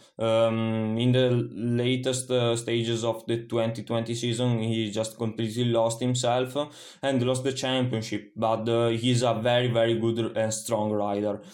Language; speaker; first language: English; non-native, fluent; Italian